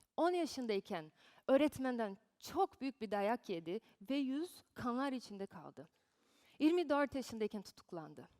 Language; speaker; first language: Turkish; non-native, fluent; Portuguese